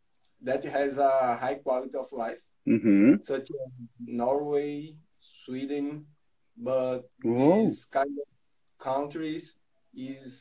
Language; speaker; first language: English; non-native, learner; Portuguese